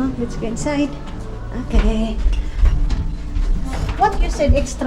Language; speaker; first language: English; non-native, learner; Filipino